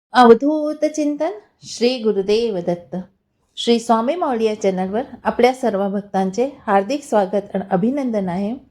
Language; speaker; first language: Marathi; non-native, local second language; Hindi